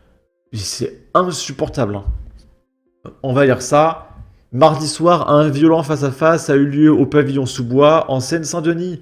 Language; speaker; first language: French; native; French